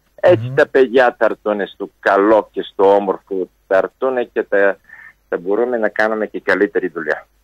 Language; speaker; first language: Greek; non-native, fluent; Bulgarian